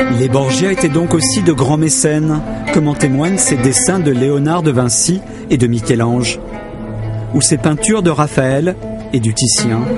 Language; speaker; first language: French; native; French